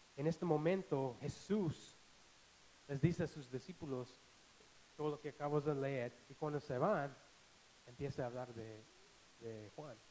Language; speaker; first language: Spanish; non-native, fluent; English